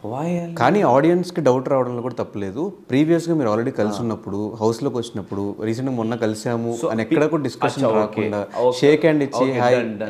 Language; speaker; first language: Telugu; native; Telugu